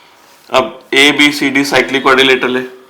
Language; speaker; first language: Hindi; native; Hindi